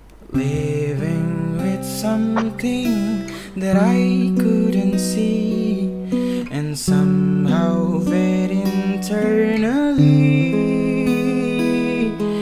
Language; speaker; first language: English; non-native, learner; Indonesian